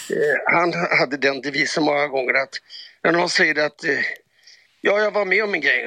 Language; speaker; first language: Swedish; native; Swedish